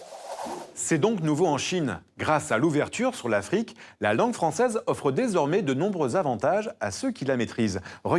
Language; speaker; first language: French; native; French